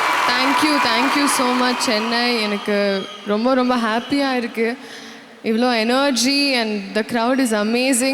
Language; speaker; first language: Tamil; non-native, fluent; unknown